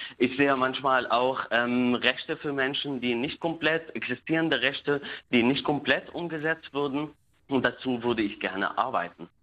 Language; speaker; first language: German; non-native, fluent; Arabic